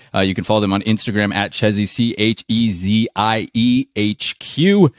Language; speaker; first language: English; native; English